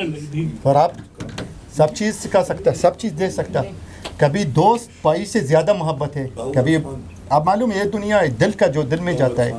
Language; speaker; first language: Hindi; non-native, learner; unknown